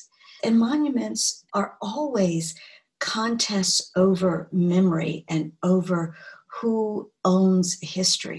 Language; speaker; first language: English; native; English